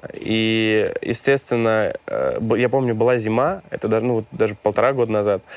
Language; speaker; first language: Russian; non-native, fluent; Romanian